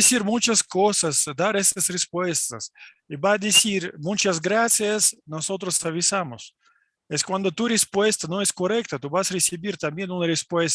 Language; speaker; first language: Spanish; non-native, fluent; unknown